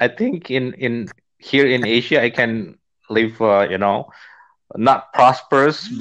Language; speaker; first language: English; non-native, fluent; Indonesian